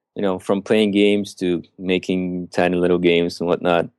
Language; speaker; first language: English; early bilingual, other home language; Russian